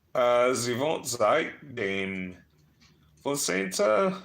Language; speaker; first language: German; non-native, learner; English